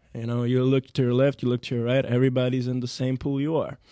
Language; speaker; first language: English; non-native, fluent; Serbian